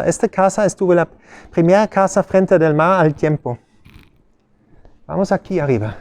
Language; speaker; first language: Spanish; non-native, learner; German